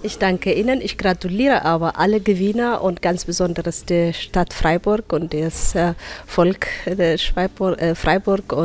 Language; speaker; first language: German; non-native, fluent; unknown